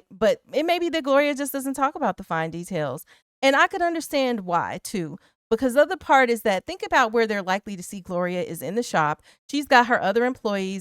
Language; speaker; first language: English; native; English